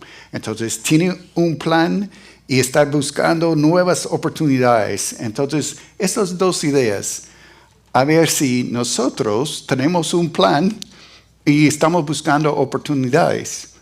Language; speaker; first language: Spanish; non-native, fluent; English